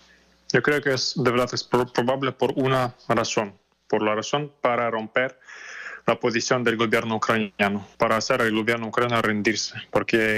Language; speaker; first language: Spanish; non-native, fluent; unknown